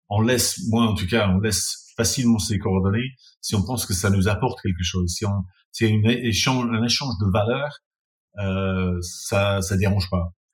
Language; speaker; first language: French; non-native, fluent; English